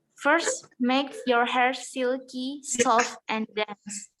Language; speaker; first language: English; non-native, learner; Indonesian